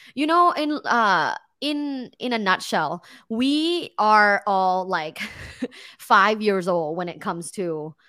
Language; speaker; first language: English; non-native, fluent; Thai